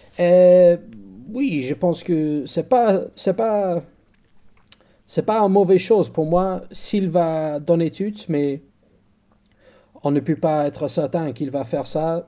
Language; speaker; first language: French; non-native, learner; English